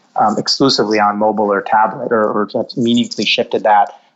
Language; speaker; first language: English; native; English